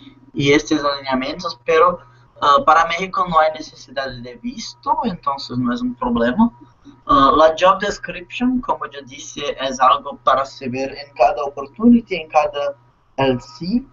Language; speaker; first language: Spanish; non-native, learner; Portuguese